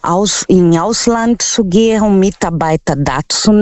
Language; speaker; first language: German; non-native, learner; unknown